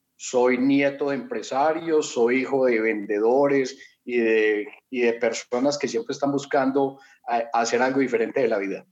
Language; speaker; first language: Spanish; native; Spanish